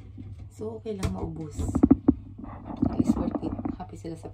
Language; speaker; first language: Filipino; native; Filipino